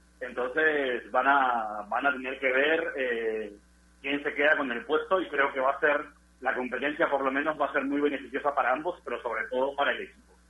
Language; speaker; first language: Spanish; native; Spanish